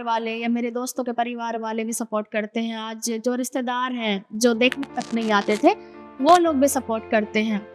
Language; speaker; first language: Hindi; native; Hindi